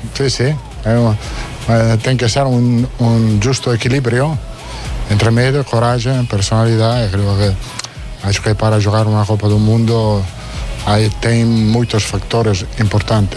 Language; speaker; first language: Portuguese; non-native, fluent; Italian